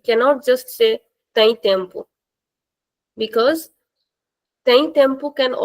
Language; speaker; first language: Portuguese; non-native, fluent; Hindi